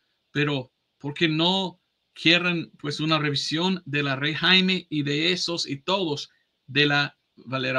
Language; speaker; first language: Spanish; non-native, fluent; English